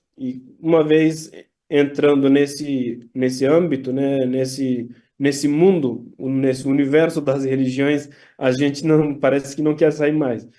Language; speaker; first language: Portuguese; non-native, fluent; Turkish